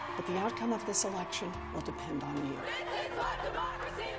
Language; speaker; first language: English; native; English